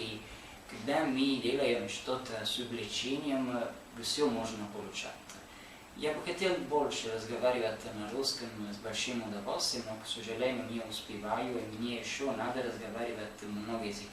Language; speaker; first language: Russian; non-native, learner; Italian